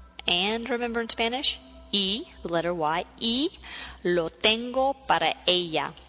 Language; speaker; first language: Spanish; non-native, fluent; English